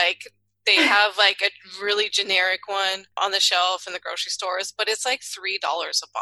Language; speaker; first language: English; native; English